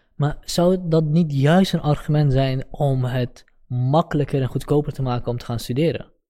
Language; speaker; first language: Dutch; early bilingual, other home language; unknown